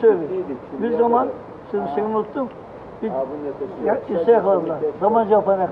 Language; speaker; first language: Turkish; native; Turkish